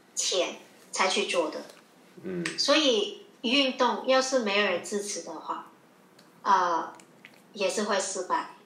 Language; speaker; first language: Chinese; non-native, local second language; Cantonese